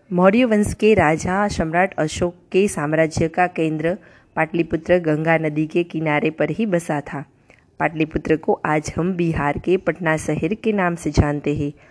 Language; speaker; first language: Hindi; non-native, local second language; Gujarati